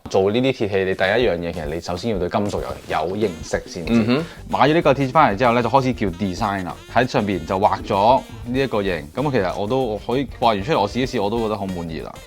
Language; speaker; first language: Cantonese; native; Cantonese